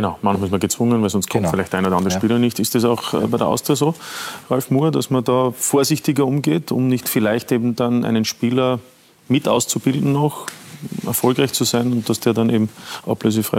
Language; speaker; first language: German; native; German